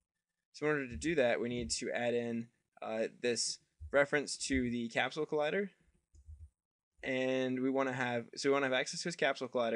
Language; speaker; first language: English; native; English